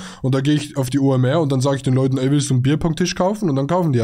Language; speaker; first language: German; native; German